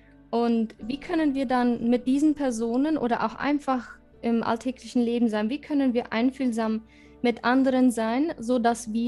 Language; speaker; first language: German; early bilingual, heritage; German